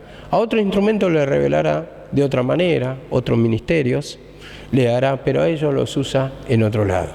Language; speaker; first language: Spanish; native; Spanish